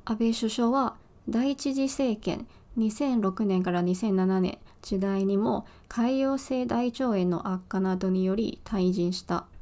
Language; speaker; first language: Japanese; non-native, fluent; Chinese